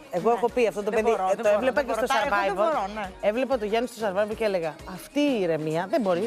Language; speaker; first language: Greek; native; Greek